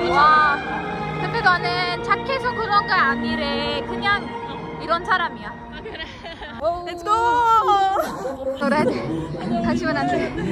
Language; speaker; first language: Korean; non-native, fluent; Hindi